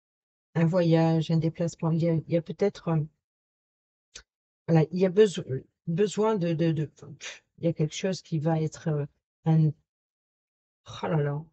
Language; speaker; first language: French; native; French